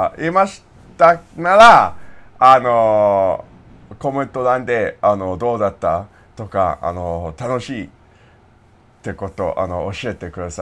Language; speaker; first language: Japanese; non-native, learner; English